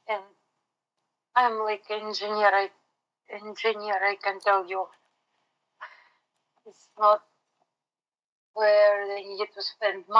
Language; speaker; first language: English; non-native, learner; Russian